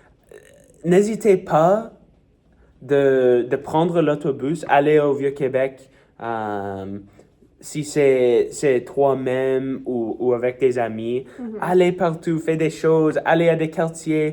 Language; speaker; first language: French; non-native, local second language; English